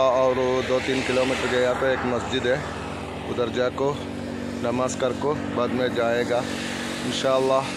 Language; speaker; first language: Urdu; non-native, learner; Malayalam